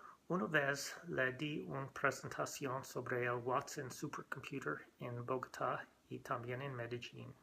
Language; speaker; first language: Spanish; non-native, learner; English